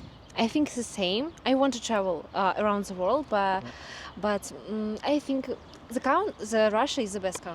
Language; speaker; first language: English; non-native, learner; Russian